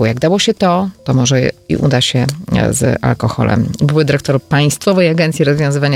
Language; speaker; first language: Polish; native; Polish